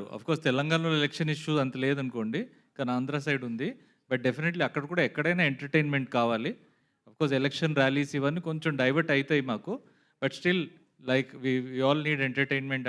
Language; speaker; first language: Telugu; native; Telugu